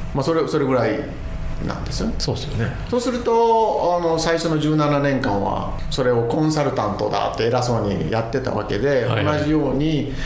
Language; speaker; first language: Japanese; native; Japanese